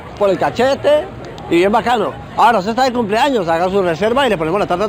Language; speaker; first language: Spanish; native; Spanish